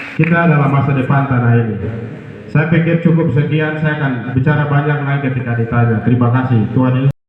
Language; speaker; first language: Indonesian; non-native, local second language; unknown